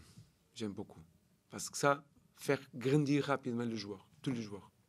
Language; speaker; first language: French; non-native, learner; Portuguese